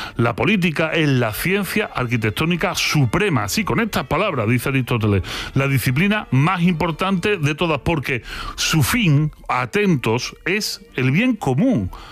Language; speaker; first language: Spanish; native; Spanish